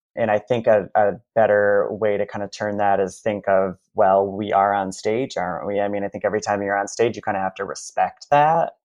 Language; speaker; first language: English; native; English